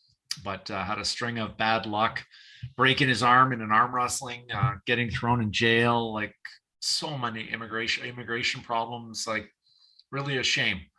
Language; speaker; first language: English; native; English